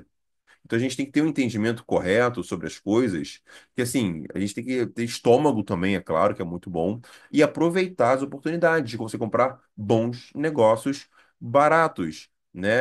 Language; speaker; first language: Portuguese; native; Portuguese